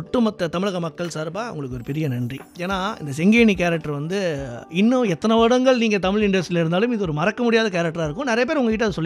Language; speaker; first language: Tamil; native; Tamil